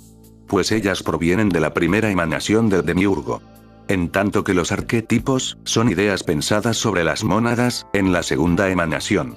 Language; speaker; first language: Spanish; native; Spanish